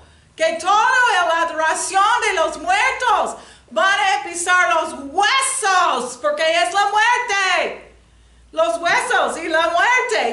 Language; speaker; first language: Spanish; non-native, learner; English